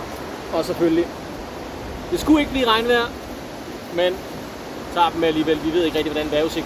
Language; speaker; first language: Danish; native; Danish